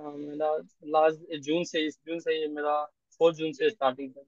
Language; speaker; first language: Hindi; native; Hindi